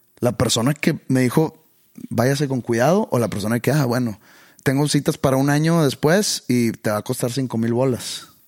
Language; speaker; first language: Spanish; native; Spanish